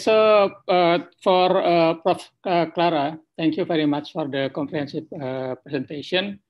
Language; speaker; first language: English; non-native, fluent; Indonesian